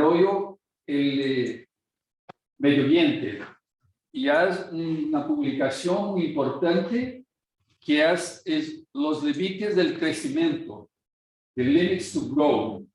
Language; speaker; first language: Portuguese; non-native, fluent; Spanish